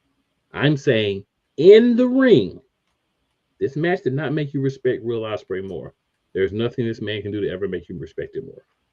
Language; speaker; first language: English; native; English